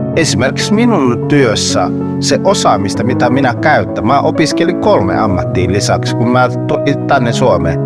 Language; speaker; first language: Finnish; non-native, fluent; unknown